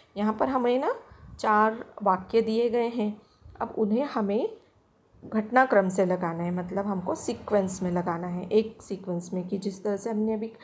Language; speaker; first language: Hindi; non-native, local second language; Marathi